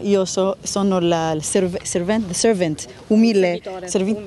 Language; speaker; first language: Italian; non-native, learner; Hebrew